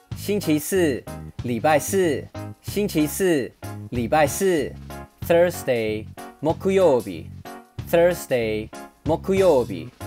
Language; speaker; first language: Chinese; native; Chinese